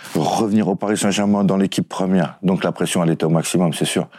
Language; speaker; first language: French; native; French